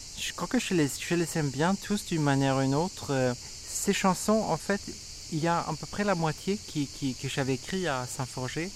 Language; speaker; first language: French; non-native, fluent; Swedish